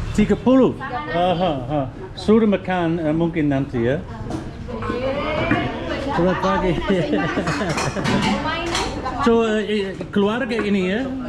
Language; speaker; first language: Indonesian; non-native, learner; English